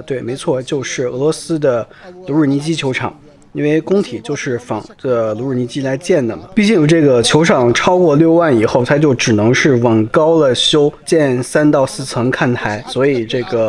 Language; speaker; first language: Chinese; native; Chinese